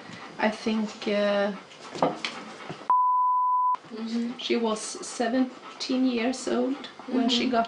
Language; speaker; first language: English; non-native, learner; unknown